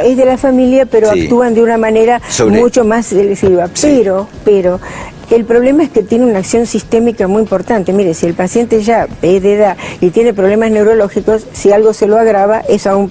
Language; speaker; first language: Spanish; native; Spanish